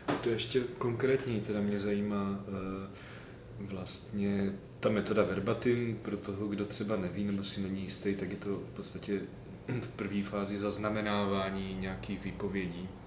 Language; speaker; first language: Czech; native; Czech